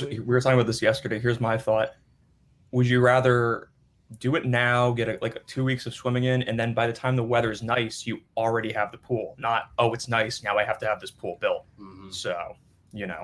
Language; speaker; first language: English; native; English